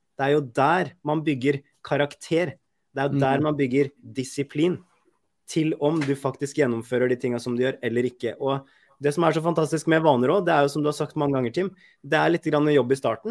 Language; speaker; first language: Norwegian; native; Norwegian